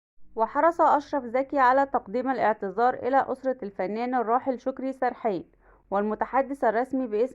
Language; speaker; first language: Arabic; native; Arabic